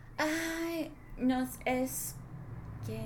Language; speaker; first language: Spanish; non-native, learner; English